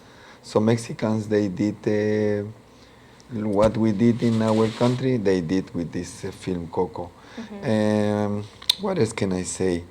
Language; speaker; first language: English; non-native, local second language; Spanish